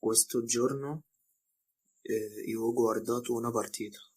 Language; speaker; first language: Italian; non-native, learner; Arabic